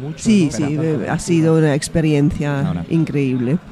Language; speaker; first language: Spanish; non-native, fluent; German